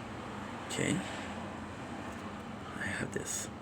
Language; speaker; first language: English; native; English